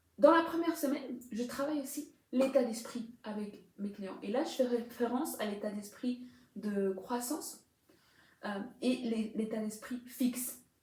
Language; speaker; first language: French; native; French